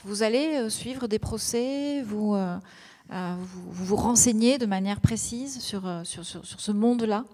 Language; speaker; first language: French; native; French